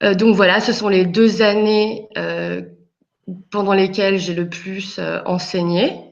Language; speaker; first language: French; native; French